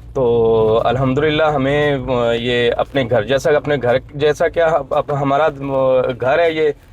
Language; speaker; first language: Urdu; non-native, local second language; Punjabi